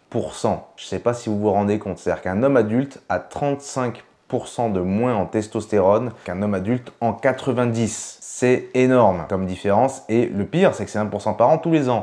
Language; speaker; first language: French; native; French